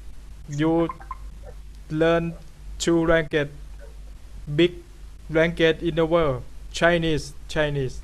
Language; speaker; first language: English; non-native, learner; Thai